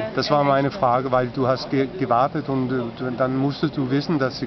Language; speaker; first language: German; non-native, fluent; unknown